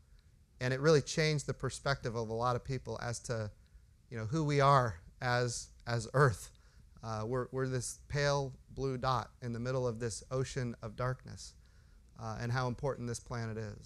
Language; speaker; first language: English; native; English